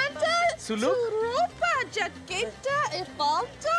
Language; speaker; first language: Spanish; non-native, learner; English